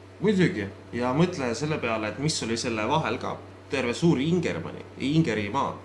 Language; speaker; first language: Estonian; non-native, local second language; Russian